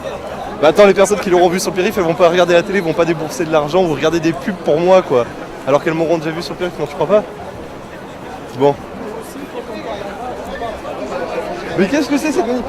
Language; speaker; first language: French; native; French